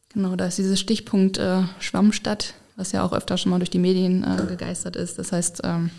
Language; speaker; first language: German; native; German